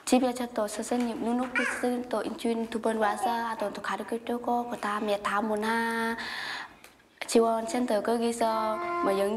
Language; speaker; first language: Korean; non-native, learner; Vietnamese